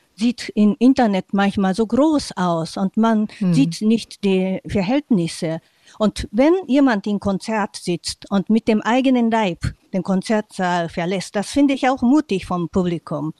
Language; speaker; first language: German; non-native, fluent; Japanese